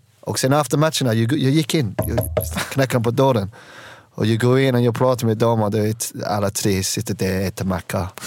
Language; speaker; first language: Swedish; non-native, learner; English